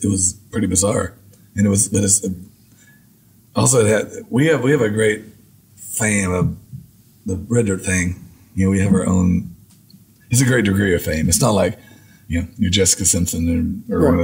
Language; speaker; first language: English; native; English